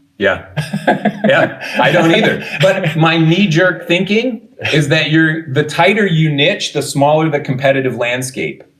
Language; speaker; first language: English; native; English